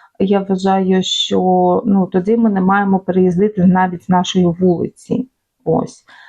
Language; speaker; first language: Ukrainian; native; Ukrainian